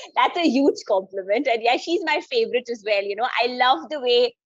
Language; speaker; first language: English; non-native, local second language; Hindi